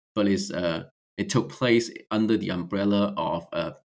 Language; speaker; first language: English; non-native, fluent; Chinese